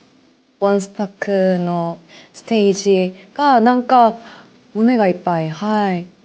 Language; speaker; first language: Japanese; non-native, learner; Korean